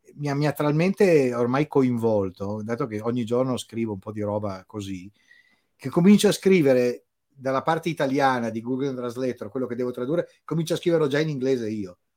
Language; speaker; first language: Italian; native; Italian